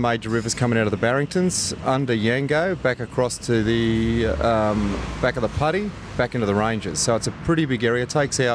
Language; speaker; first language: English; native; English